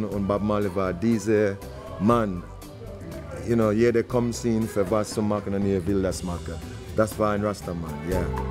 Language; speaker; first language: German; non-native, learner; English